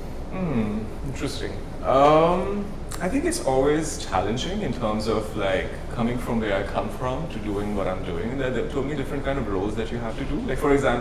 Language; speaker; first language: English; non-native, local second language; Hindi